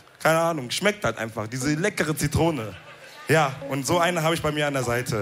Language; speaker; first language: German; early bilingual, other home language; Wolof